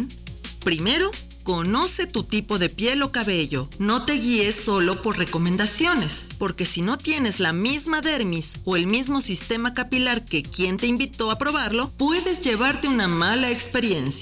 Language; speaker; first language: Spanish; native; Spanish